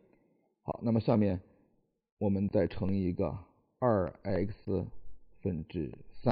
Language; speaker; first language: Chinese; native; Chinese